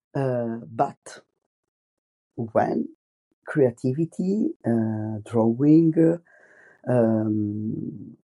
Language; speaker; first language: English; non-native, fluent; Italian